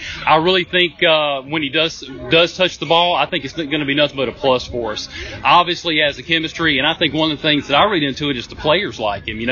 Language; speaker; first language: English; native; English